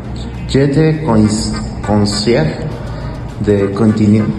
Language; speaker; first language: French; non-native, learner; Spanish